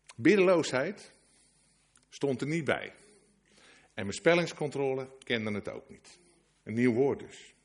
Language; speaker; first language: Dutch; native; Dutch